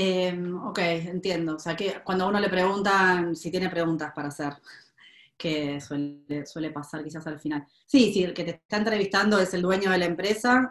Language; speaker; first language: Spanish; native; Spanish